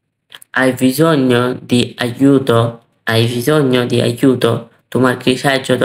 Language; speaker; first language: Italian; non-native, fluent; Bangla